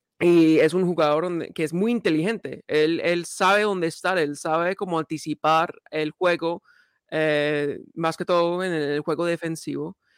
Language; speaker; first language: Spanish; early bilingual, heritage; Spanish